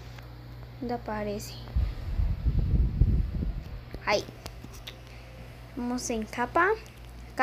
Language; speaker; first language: Spanish; native; Spanish